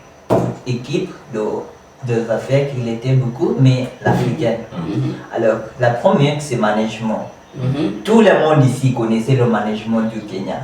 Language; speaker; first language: French; non-native, learner; Kamba